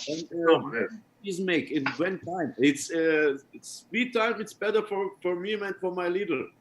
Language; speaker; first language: English; non-native, learner; Turkish